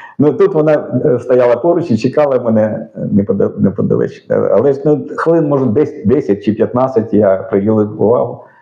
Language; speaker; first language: Ukrainian; non-native, local second language; Russian